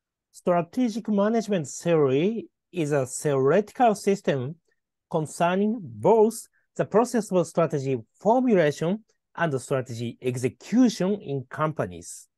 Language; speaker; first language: English; non-native, learner; Japanese